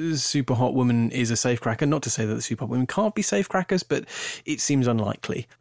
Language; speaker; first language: English; native; English